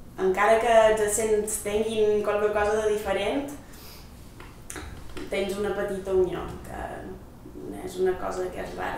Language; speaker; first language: Catalan; non-native, local second language; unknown